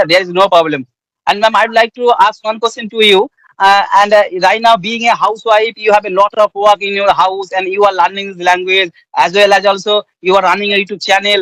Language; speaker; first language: English; non-native, learner; Bangla